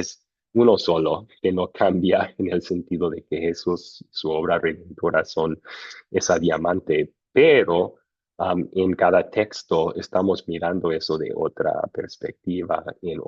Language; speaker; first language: Spanish; non-native, fluent; English